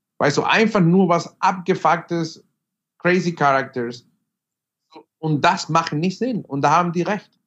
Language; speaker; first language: German; non-native, fluent; Spanish